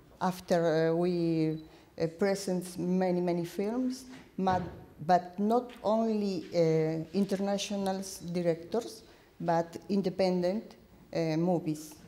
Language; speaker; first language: English; non-native, learner; Spanish